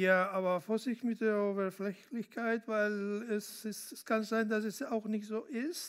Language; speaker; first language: German; non-native, fluent; Spanish